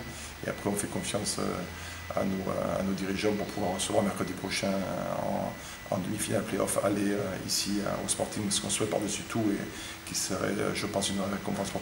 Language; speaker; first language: French; native; French